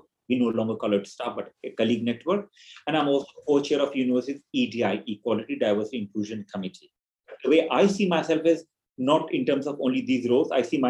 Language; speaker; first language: English; non-native, local second language; Hindi